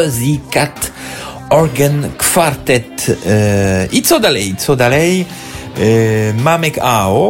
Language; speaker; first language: Polish; non-native, learner; French